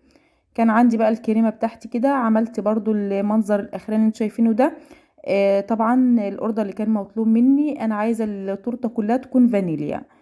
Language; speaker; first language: Arabic; native; Arabic